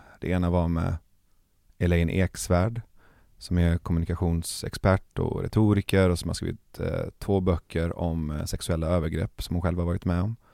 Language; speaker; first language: Swedish; early bilingual, other home language; Persian